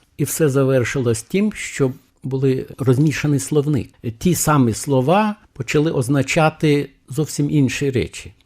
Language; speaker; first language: Ukrainian; non-native, fluent; Lithuanian